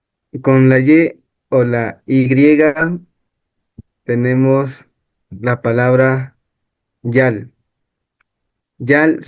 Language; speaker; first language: Spanish; non-native, local second language; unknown